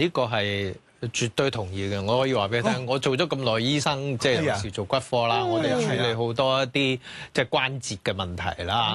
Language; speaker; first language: Cantonese; native; Cantonese